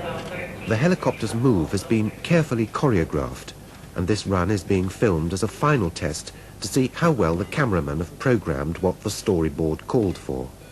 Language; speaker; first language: English; native; English